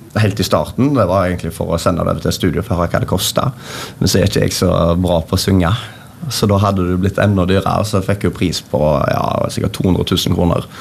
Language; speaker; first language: Norwegian; native; Norwegian